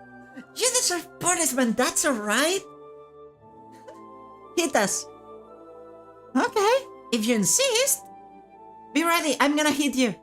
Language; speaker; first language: English; non-native, fluent; Spanish